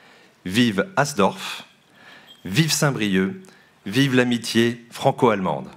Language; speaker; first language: French; native; French